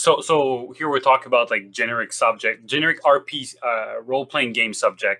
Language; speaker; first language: English; non-native, fluent; French